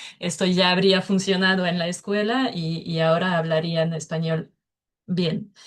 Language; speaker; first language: Spanish; non-native, fluent; French